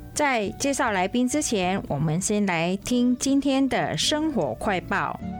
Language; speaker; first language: Chinese; non-native, fluent; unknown